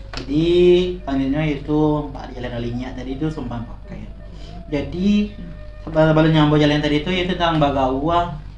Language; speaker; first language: Malay; non-native, local second language; Minangkabau